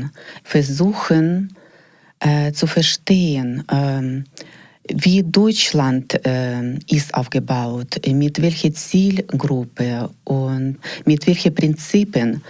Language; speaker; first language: German; non-native, learner; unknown